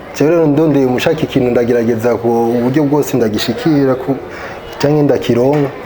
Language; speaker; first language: Rundi; native; Rundi